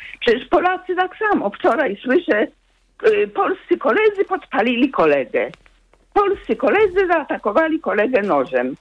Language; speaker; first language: Polish; native; Polish